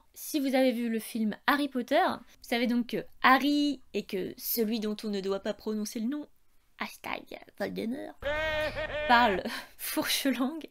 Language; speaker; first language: French; native; French